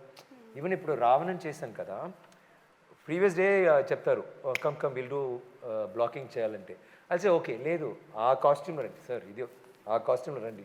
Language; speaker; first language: Telugu; non-native, local second language; Tamil